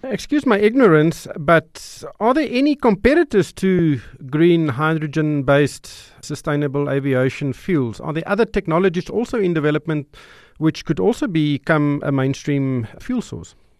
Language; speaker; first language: English; non-native, local second language; Afrikaans